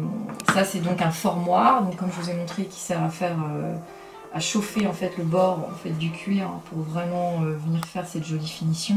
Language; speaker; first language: French; native; French